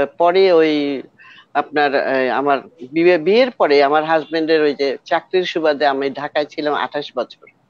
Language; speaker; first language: Bangla; non-native, local second language; Chakma